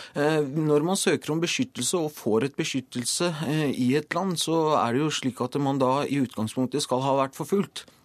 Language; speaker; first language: Norwegian; early bilingual, other home language; Persian